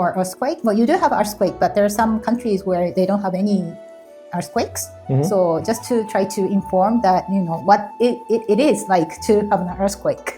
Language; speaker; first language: English; non-native, fluent; Japanese